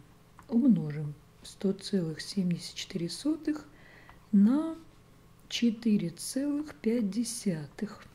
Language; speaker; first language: Russian; native; Russian